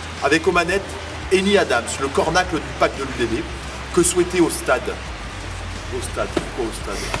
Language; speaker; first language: French; native; French